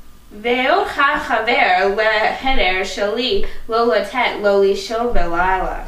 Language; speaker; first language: Hebrew; non-native, learner; English